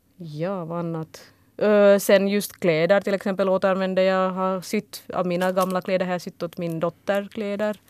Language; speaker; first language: Swedish; early bilingual, other home language; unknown